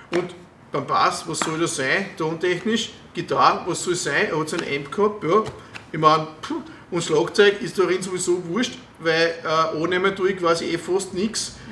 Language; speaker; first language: German; native; German